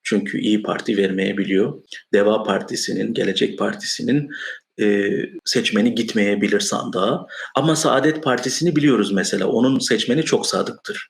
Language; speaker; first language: Turkish; non-native, local second language; Kurdish